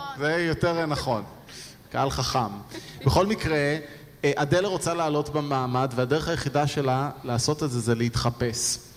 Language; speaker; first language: Hebrew; native; Hebrew